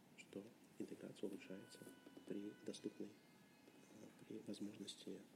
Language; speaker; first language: Russian; native; Russian